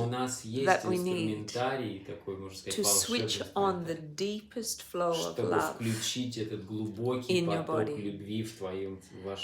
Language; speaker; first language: Russian; native; Russian